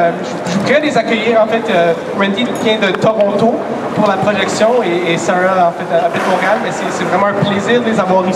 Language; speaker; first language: French; native; French